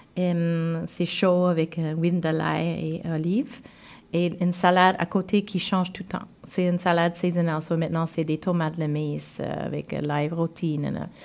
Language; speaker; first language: French; non-native, fluent; English